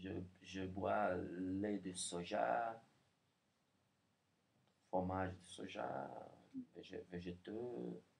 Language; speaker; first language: French; non-native, learner; Portuguese